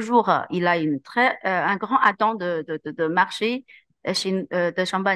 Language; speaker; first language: French; non-native, learner; Chinese